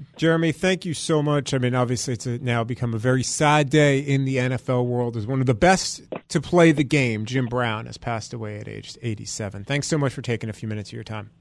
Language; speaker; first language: English; native; English